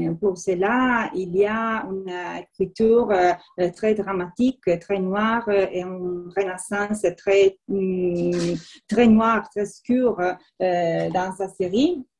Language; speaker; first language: French; non-native, learner; Italian